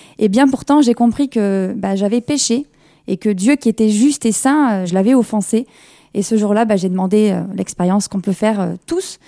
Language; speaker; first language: French; early bilingual, other home language; Kabyle